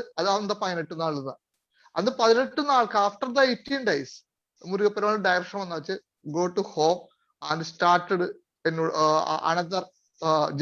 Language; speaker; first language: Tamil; non-native, learner; Malayalam